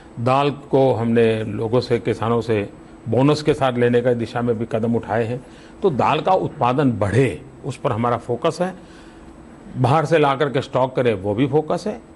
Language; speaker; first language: Hindi; non-native, local second language; Gujarati